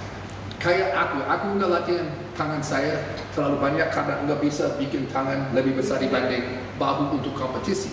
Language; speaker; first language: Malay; non-native, fluent; English